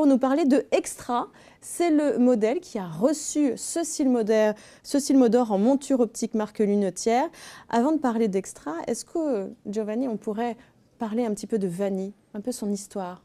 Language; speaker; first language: French; native; French